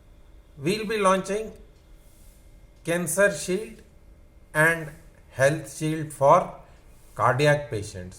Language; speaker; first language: English; non-native, local second language; Hindi